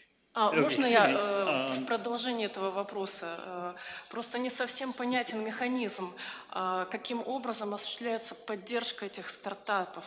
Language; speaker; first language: Russian; native; Russian